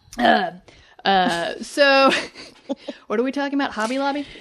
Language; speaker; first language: English; native; English